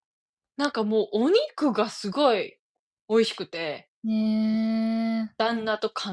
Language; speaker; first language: Japanese; native; Japanese